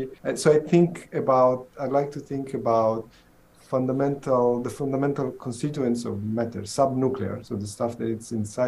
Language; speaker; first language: English; non-native, fluent; Italian